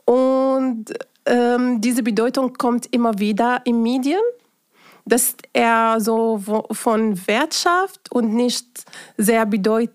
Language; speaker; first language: German; non-native, fluent; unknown